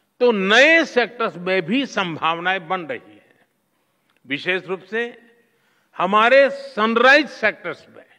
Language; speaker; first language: Hindi; non-native, local second language; Gujarati